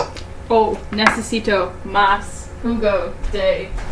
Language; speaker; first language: Spanish; non-native, learner; English